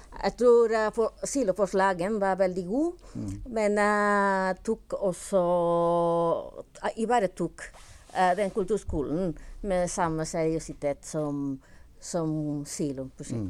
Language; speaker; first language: Norwegian; non-native, learner; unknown